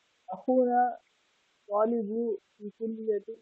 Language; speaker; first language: Arabic; non-native, learner; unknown